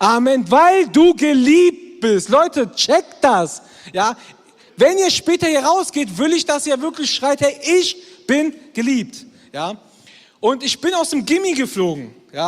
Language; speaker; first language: German; native; German